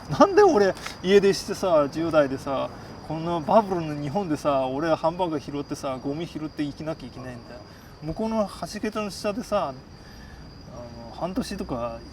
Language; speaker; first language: Japanese; non-native, fluent; Chinese